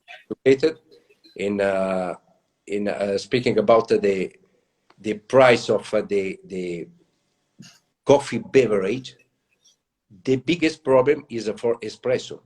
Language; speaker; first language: English; non-native, learner; Italian